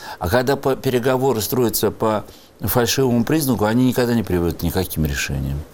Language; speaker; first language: Russian; native; Russian